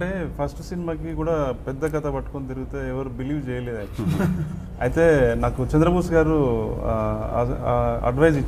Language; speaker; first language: Telugu; native; Telugu